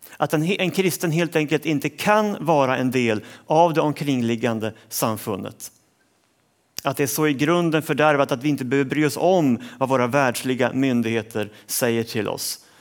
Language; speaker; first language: Swedish; native; Swedish